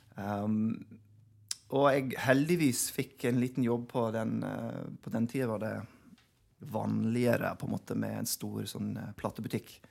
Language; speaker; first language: Norwegian; non-native, fluent; English